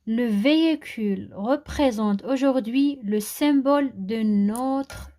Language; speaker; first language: French; non-native, local second language; Arabic